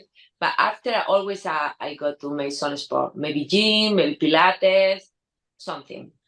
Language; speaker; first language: English; non-native, learner; Spanish